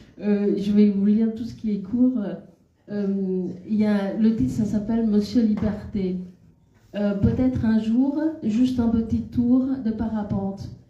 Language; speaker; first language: French; non-native, fluent; Khmer